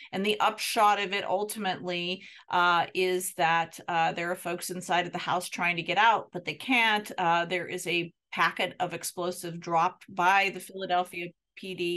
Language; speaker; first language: English; native; English